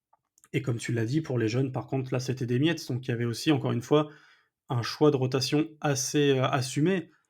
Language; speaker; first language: French; native; French